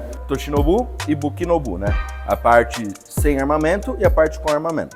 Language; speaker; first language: Portuguese; native; Portuguese